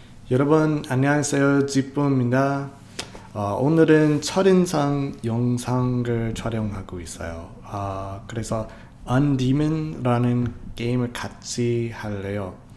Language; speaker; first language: Korean; non-native, learner; English